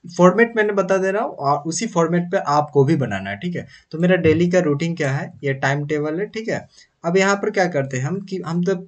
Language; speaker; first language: Hindi; native; Hindi